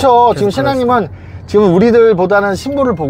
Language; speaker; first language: Korean; native; Korean